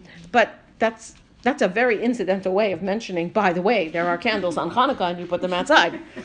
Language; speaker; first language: English; native; English